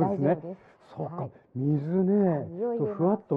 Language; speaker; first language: Japanese; native; Japanese